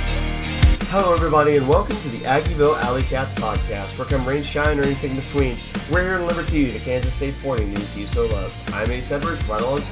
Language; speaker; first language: English; native; English